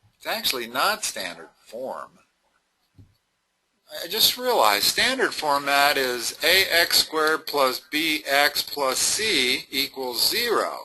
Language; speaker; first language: English; native; English